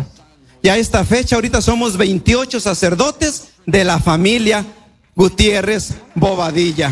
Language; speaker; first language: Spanish; native; Spanish